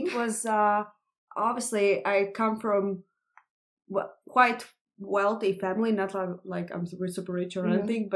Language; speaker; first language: English; non-native, fluent; Latvian